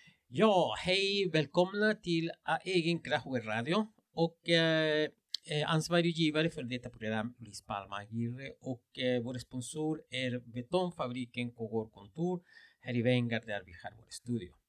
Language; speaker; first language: Swedish; non-native, fluent; Spanish